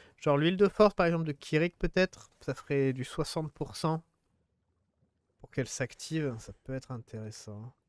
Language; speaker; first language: French; native; French